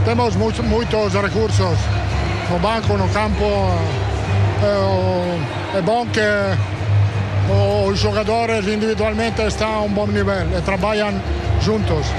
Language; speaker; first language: Portuguese; non-native, learner; Italian